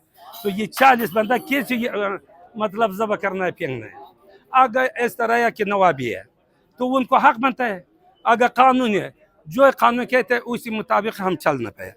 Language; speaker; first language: Hindi; non-native, learner; Pashto